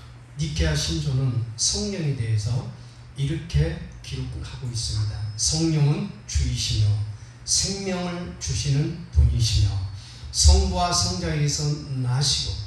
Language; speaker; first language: Korean; native; Korean